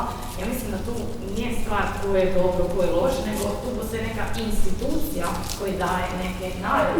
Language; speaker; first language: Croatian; non-native, fluent; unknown